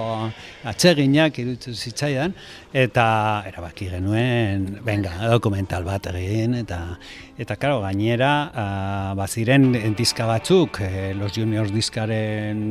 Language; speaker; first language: Basque; non-native, local second language; Spanish